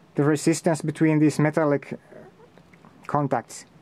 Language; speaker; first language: English; non-native, fluent; Finnish